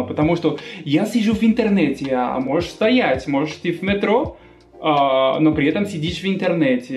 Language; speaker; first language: Russian; non-native, fluent; Spanish